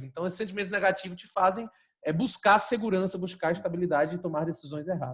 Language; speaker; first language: Portuguese; native; Portuguese